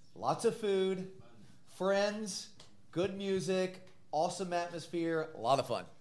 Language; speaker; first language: English; native; English